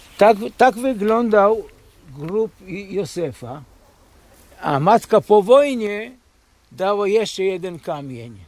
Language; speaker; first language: Polish; early bilingual, heritage; Polish